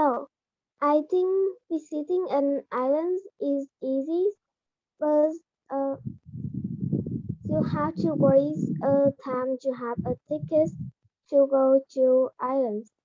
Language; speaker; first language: English; non-native, learner; Vietnamese